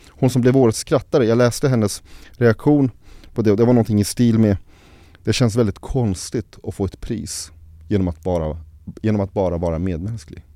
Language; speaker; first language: Swedish; early bilingual, other home language; Arabic